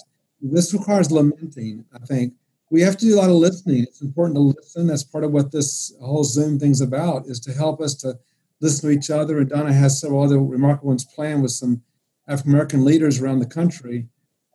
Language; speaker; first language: English; native; English